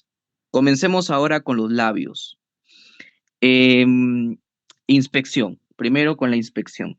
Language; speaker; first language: Spanish; native; Spanish